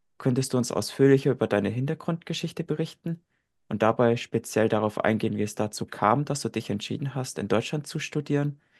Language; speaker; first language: German; native; German